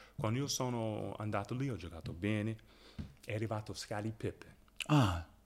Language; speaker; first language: Italian; non-native, learner; English